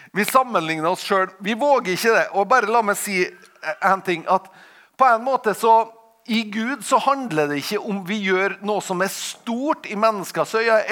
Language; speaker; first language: Norwegian; native; Norwegian